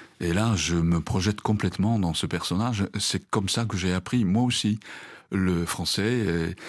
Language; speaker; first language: French; non-native, fluent; Japanese